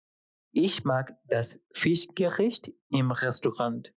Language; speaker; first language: German; non-native, fluent; Bangla